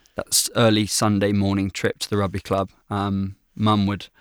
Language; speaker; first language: English; native; English